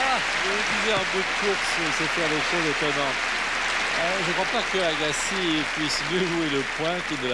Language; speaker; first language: French; native; French